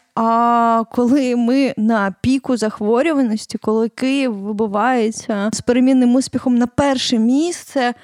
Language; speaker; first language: Ukrainian; native; Ukrainian